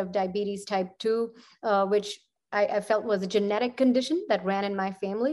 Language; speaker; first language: English; non-native, local second language; Punjabi